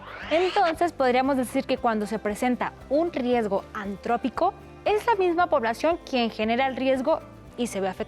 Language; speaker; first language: Spanish; native; Spanish